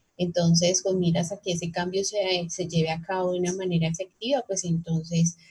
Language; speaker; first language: Spanish; native; Spanish